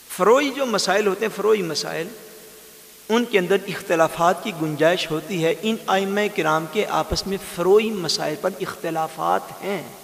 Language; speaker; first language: Urdu; non-native, local second language; Punjabi